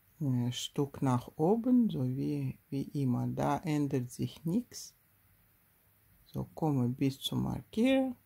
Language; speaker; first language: German; non-native, learner; Russian